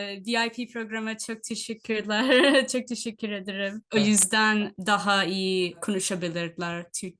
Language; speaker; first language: Turkish; non-native, fluent; Telugu